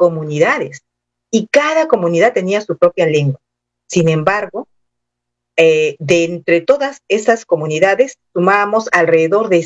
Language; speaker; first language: Spanish; non-native, local second language; Aymara